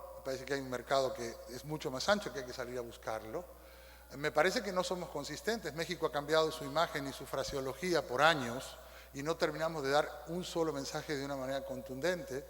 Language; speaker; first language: Spanish; native; Spanish